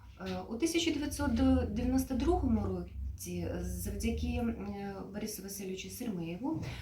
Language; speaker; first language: Ukrainian; native; Ukrainian